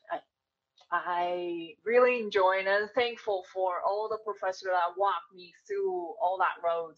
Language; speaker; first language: English; non-native, fluent; Chinese